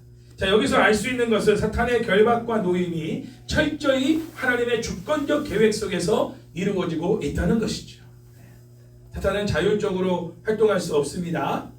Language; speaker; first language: Korean; native; Korean